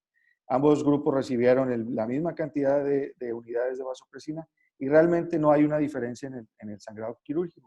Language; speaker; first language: Spanish; native; Spanish